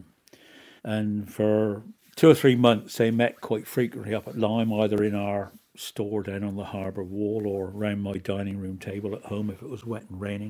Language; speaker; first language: English; native; English